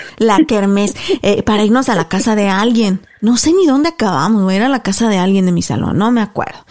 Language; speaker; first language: Spanish; native; Spanish